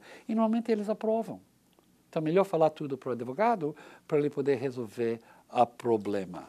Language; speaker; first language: Portuguese; non-native, learner; English